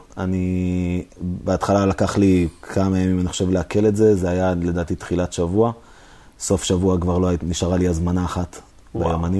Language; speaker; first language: Hebrew; native; Hebrew